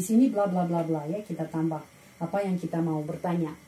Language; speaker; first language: Indonesian; non-native, fluent; Russian